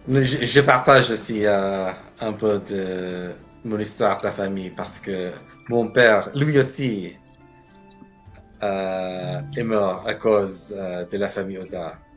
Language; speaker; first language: French; non-native, fluent; English